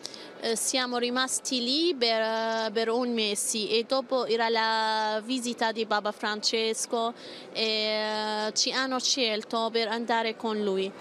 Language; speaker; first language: Italian; non-native, learner; Arabic